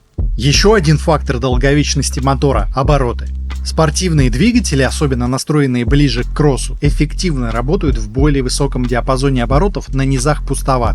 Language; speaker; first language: Russian; native; Russian